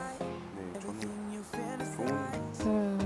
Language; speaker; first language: Korean; native; Korean